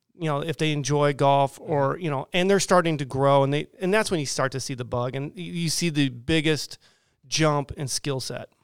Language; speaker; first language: English; native; English